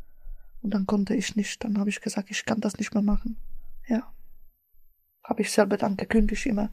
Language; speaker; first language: German; early bilingual, other home language; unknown